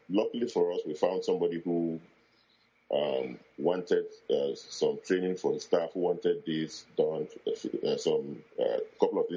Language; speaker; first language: English; non-native, local second language; Bini